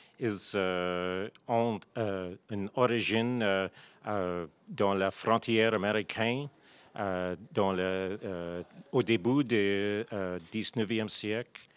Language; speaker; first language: French; non-native, local second language; English